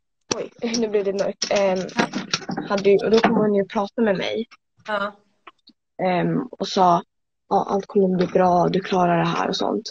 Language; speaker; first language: Swedish; native; Swedish